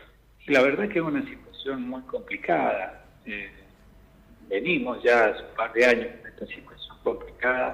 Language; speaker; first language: Spanish; native; Spanish